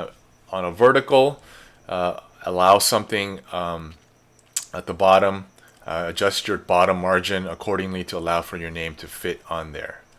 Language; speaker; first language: English; native; English